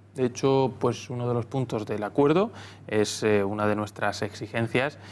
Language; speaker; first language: Spanish; native; Spanish